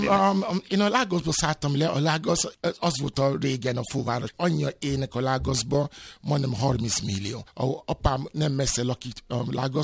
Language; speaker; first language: Hungarian; non-native, fluent; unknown